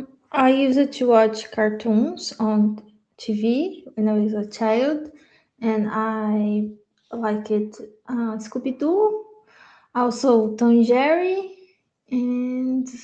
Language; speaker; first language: English; non-native, learner; Spanish